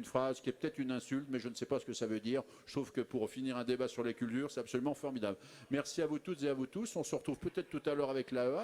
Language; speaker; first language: French; native; French